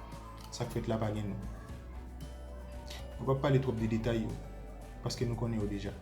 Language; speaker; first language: French; non-native, local second language; Haitian Creole